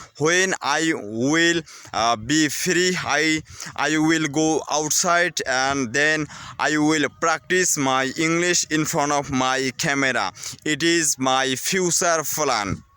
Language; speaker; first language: English; non-native, learner; Bangla